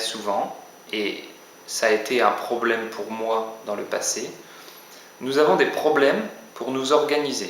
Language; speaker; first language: French; native; French